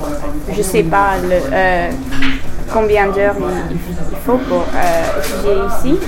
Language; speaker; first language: French; non-native, learner; English